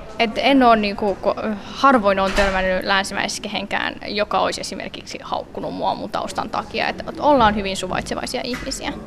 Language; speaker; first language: Finnish; early bilingual, other home language; Somali